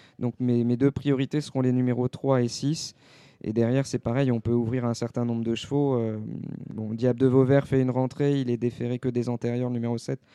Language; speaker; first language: French; native; French